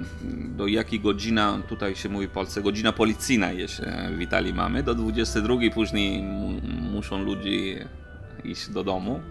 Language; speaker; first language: Polish; non-native, learner; Italian